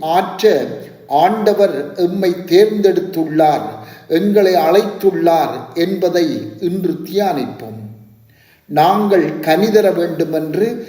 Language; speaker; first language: Tamil; native; Tamil